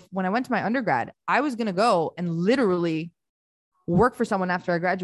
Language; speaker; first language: English; early bilingual, other home language; Albanian